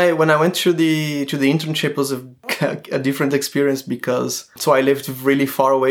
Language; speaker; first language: English; non-native, fluent; Portuguese